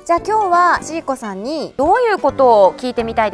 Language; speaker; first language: Japanese; native; Japanese